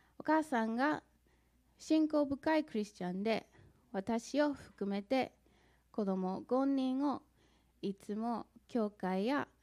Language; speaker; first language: Japanese; non-native, fluent; English